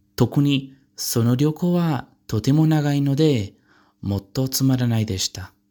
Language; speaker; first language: Japanese; non-native, learner; Spanish